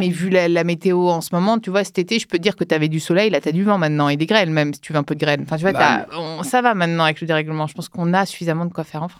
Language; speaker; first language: French; native; French